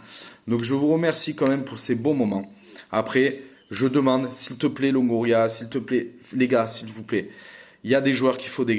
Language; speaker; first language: French; native; French